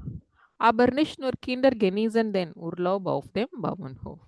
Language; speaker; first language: German; non-native, fluent; Tamil